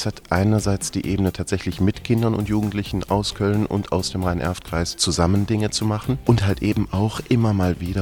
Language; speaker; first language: German; native; German